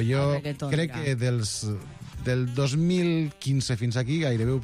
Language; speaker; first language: Catalan; native; Catalan